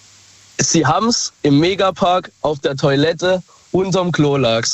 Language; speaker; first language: German; native; German